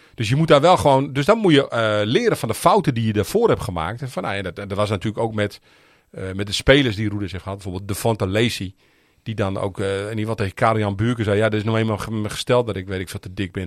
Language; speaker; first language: Dutch; native; Dutch